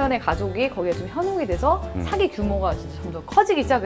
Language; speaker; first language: Korean; native; Korean